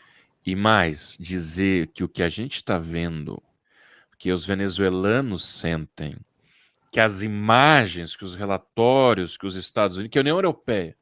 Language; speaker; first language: Portuguese; native; Portuguese